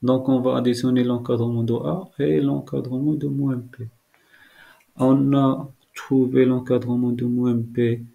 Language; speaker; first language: French; non-native, local second language; Arabic